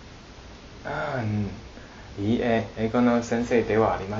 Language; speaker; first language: Japanese; non-native, learner; Chinese